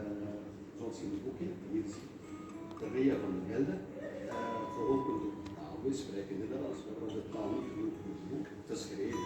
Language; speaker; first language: Dutch; non-native, learner; Kurdish